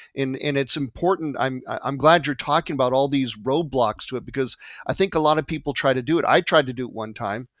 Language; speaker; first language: English; native; English